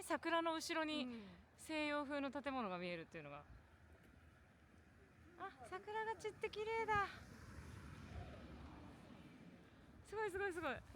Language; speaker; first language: Japanese; native; Japanese